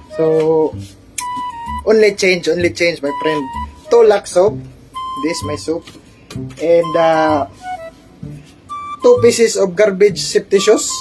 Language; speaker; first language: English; non-native, learner; Filipino